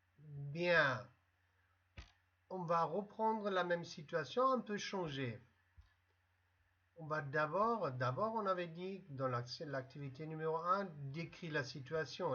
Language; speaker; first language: French; non-native, fluent; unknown